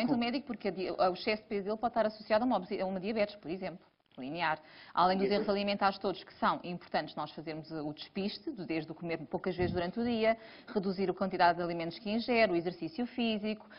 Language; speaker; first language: Portuguese; native; Portuguese